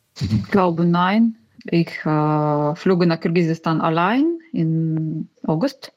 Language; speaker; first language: German; non-native, learner; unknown